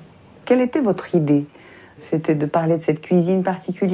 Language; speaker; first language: French; native; French